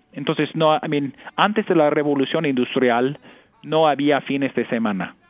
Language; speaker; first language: Spanish; early bilingual, heritage; Spanish